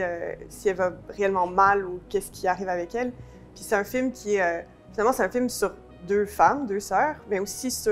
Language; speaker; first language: French; native; French